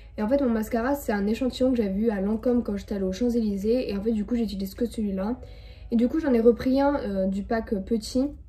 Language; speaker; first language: French; native; French